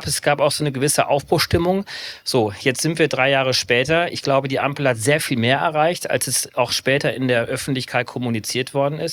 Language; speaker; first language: German; native; German